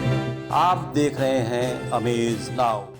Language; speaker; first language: Hindi; native; Hindi